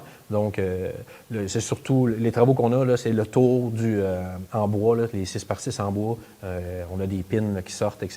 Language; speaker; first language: French; native; French